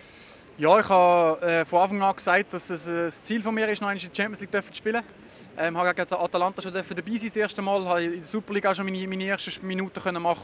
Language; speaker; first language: German; native; German